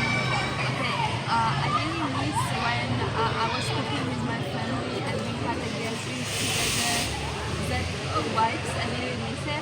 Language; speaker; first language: English; non-native, fluent; Tajik